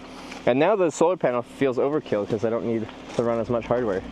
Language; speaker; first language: English; native; English